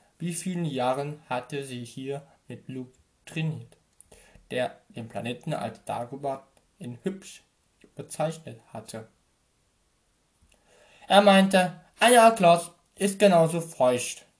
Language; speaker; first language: German; native; German